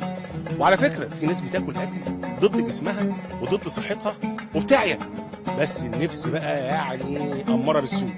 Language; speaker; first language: Arabic; native; Arabic